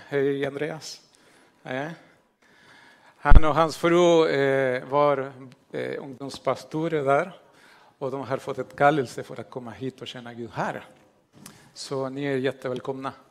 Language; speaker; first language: Swedish; non-native, fluent; Spanish